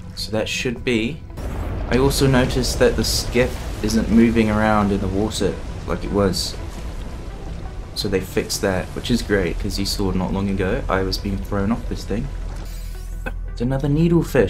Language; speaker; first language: English; native; English